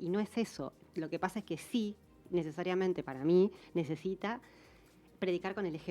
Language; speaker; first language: Spanish; native; Spanish